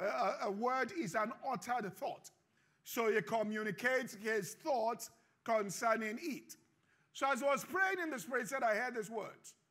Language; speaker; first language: English; non-native, local second language; Yoruba